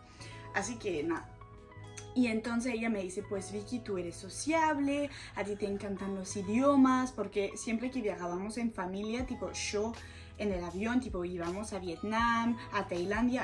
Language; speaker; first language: Spanish; non-native, fluent; French